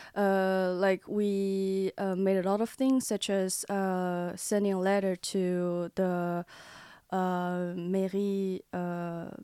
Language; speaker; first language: English; non-native, learner; Chinese